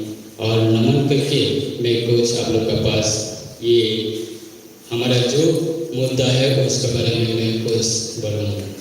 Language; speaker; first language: Hindi; non-native, local second language; Kok Borok